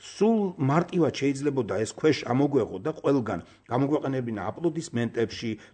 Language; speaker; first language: Georgian; native; Georgian